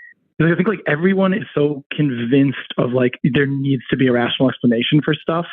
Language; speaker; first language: English; native; English